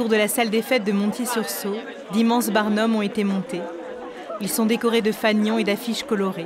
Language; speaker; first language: French; native; French